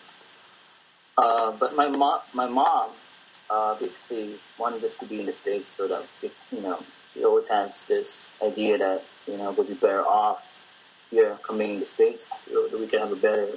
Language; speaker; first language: English; non-native, local second language; Filipino